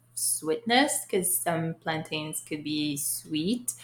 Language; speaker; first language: English; early bilingual, other home language; Haitian Creole